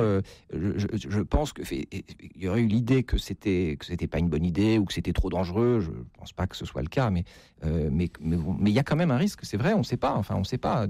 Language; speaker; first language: French; native; French